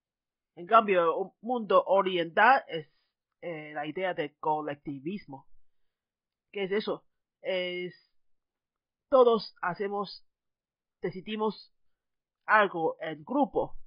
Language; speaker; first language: Spanish; non-native, fluent; Chinese